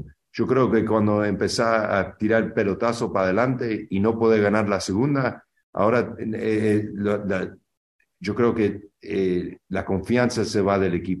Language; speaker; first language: Spanish; early bilingual, other home language; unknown